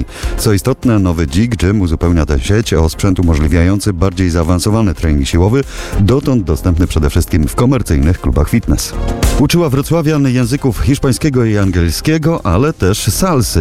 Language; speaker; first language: Polish; native; Polish